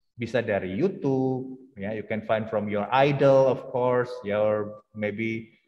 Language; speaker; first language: English; non-native, fluent; Indonesian